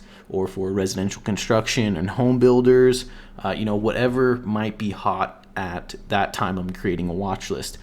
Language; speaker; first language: English; native; English